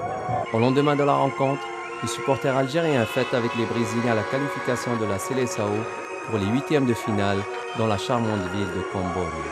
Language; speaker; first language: French; non-native, local second language; Arabic